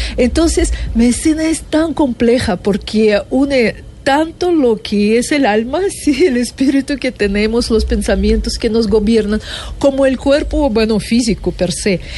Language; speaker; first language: Spanish; non-native, fluent; Russian